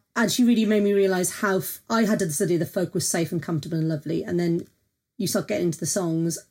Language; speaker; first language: English; native; English